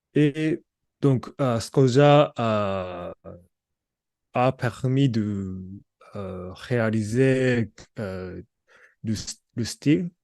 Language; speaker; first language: French; non-native, learner; Japanese